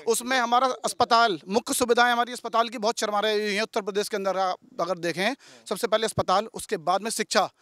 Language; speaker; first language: Hindi; native; Hindi